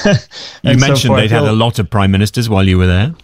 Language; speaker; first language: English; native; English